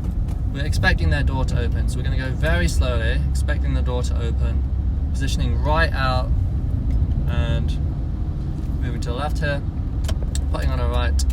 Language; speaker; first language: English; native; English